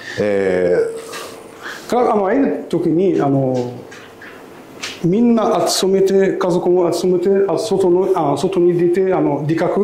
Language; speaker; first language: Japanese; non-native, learner; Arabic